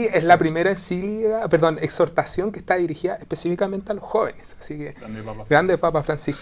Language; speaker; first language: Spanish; native; Spanish